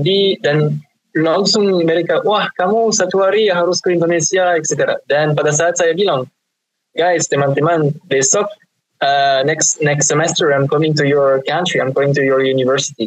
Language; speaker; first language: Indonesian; non-native, fluent; French